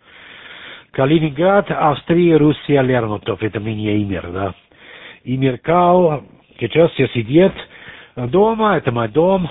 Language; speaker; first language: Russian; non-native, learner; German